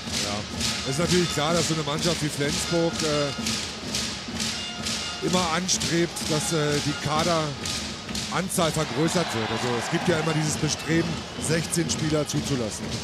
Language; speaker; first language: German; native; German